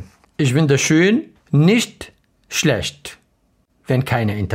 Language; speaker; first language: German; non-native, learner; Arabic